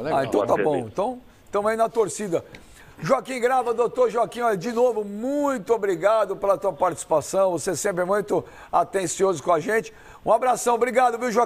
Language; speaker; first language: Portuguese; native; Portuguese